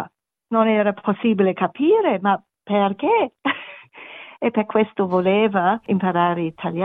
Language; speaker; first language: Italian; non-native, learner; German